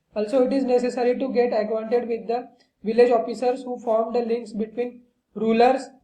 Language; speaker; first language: Hindi; non-native, local second language; Marathi